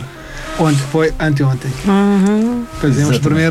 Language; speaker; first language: Portuguese; non-native, learner; Arabic